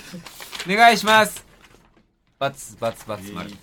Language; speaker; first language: Japanese; native; Japanese